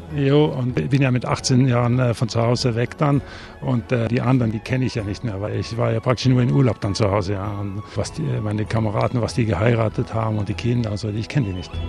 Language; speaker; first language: German; native; German